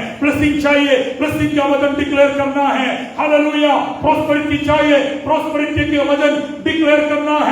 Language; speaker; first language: Hindi; non-native, local second language; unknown